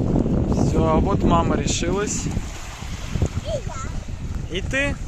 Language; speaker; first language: Russian; native; Russian